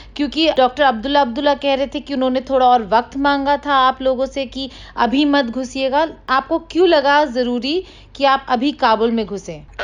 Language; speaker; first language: Urdu; native; Urdu